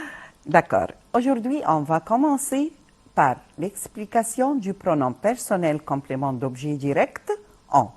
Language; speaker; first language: French; non-native, fluent; Arabic